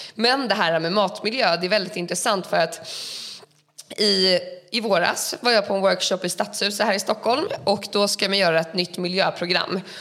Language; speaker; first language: Swedish; native; Swedish